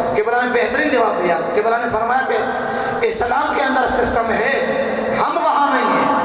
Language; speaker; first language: Urdu; non-native, local second language; Sindhi